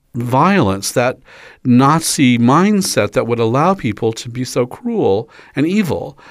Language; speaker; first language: English; native; English